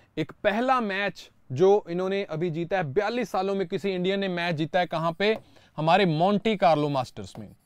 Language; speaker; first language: Hindi; non-native, local second language; Punjabi